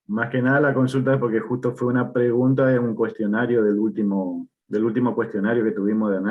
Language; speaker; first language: Spanish; native; Spanish